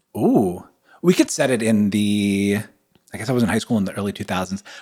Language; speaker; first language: English; native; English